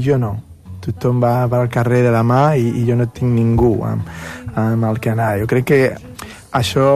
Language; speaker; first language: Catalan; non-native, fluent; Spanish